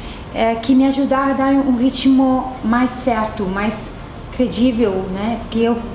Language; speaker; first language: Portuguese; non-native, fluent; Italian